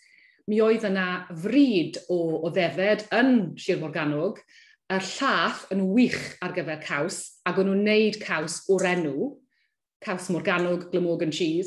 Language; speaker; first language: Welsh; native; Welsh